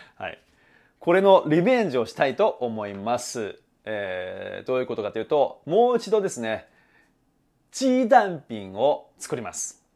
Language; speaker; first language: Japanese; non-native, fluent; Chinese